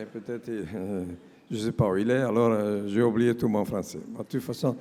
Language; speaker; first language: French; non-native, learner; Italian